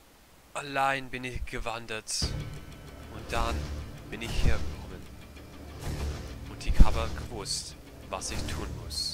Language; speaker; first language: German; non-native, learner; English